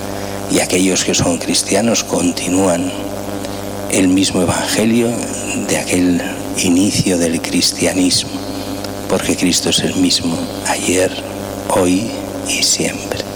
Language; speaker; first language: Spanish; native; Spanish